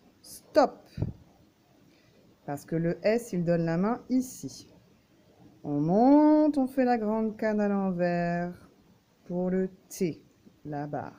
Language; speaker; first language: French; native; French